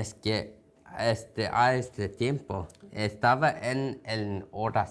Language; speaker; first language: Spanish; non-native, fluent; Korean